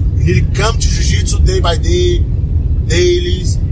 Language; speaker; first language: English; non-native, learner; Portuguese